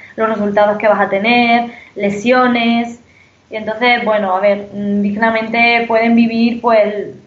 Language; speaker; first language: Spanish; native; Spanish